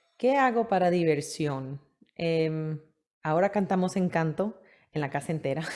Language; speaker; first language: Spanish; early bilingual, heritage; Spanish